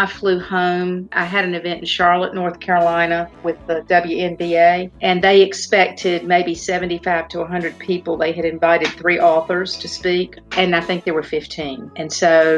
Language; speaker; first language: English; native; English